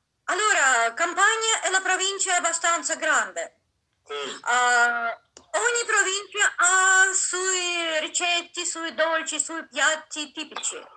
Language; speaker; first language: Italian; non-native, learner; Russian